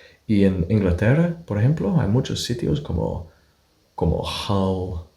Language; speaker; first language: Spanish; non-native, fluent; English